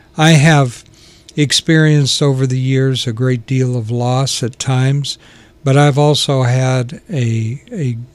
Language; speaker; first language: English; native; English